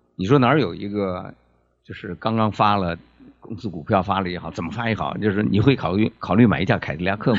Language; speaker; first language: Chinese; native; Chinese